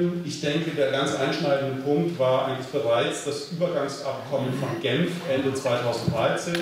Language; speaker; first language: German; native; German